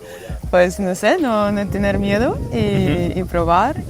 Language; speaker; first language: Spanish; non-native, fluent; Russian